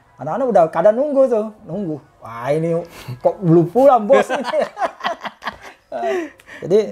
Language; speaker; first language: Indonesian; native; Indonesian